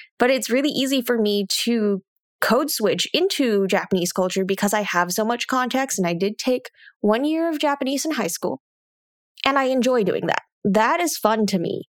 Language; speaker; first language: English; native; English